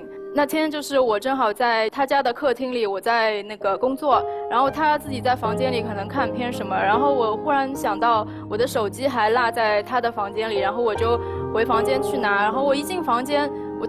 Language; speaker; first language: Chinese; native; Chinese